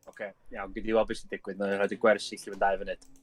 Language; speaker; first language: Welsh; native; Welsh